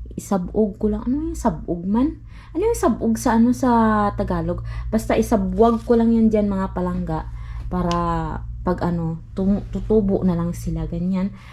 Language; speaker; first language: Filipino; non-native, local second language; Cebuano